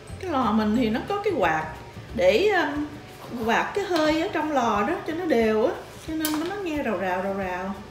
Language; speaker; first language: Vietnamese; early bilingual, heritage; Vietnamese